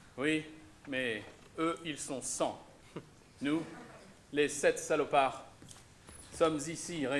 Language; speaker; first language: French; native; French